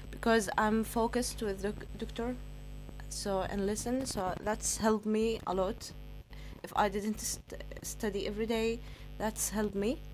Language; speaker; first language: English; non-native, learner; Arabic